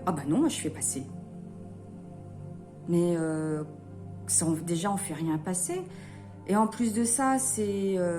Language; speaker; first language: French; native; French